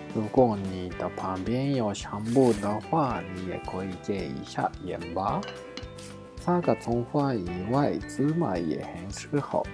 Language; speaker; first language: Chinese; non-native, fluent; Japanese